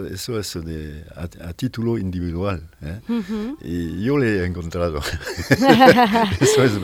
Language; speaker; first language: Spanish; non-native, fluent; French